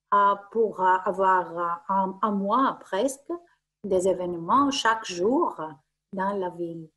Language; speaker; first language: French; non-native, fluent; Greek